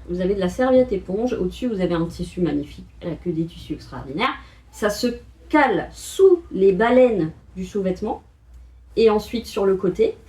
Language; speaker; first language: French; native; French